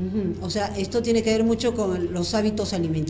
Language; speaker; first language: Spanish; native; Spanish